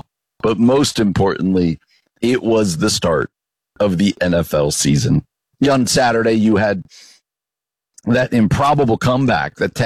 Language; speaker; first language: English; native; English